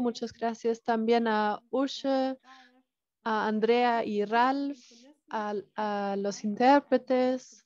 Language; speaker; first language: Spanish; non-native, fluent; German